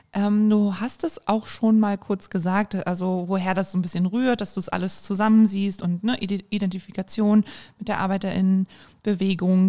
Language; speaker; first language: German; native; German